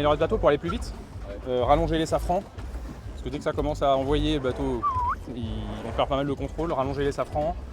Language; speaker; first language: French; native; French